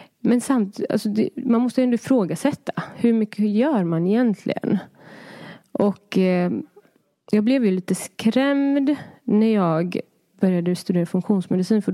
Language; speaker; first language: Swedish; early bilingual, other home language; Persian